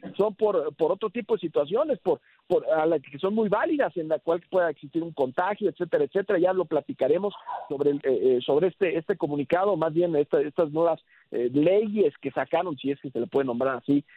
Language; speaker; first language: Spanish; early bilingual, heritage; Spanish